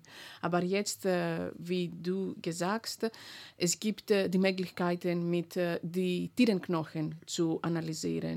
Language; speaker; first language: German; non-native, fluent; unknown